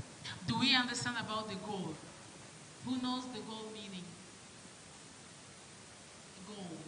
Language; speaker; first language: English; non-native, fluent; French